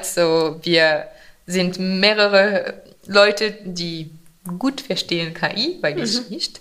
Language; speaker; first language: German; non-native, fluent; French